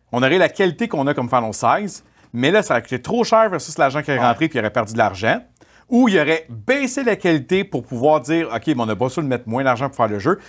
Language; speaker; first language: French; native; French